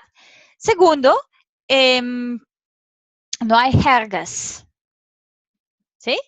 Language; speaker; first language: Spanish; non-native, fluent; Serbian